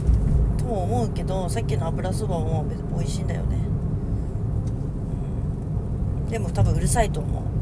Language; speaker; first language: Japanese; native; Japanese